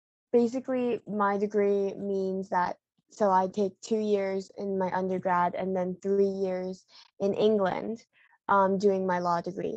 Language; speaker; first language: English; native; English